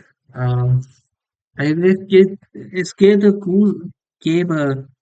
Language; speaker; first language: German; non-native, learner; English